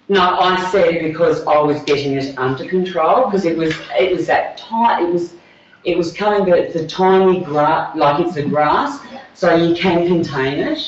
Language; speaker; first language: English; native; English